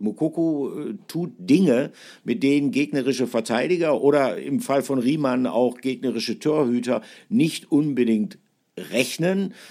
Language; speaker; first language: German; native; German